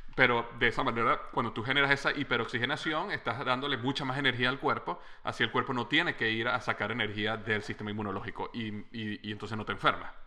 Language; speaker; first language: Spanish; native; Spanish